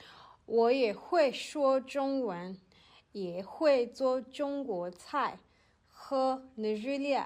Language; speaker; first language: Chinese; non-native, learner; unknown